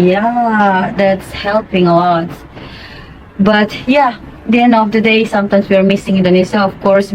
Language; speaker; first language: English; non-native, fluent; Indonesian